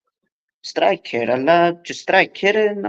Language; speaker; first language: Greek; early bilingual, heritage; Greek